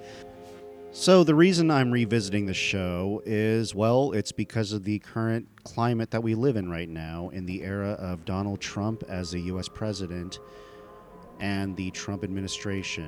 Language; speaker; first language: English; native; English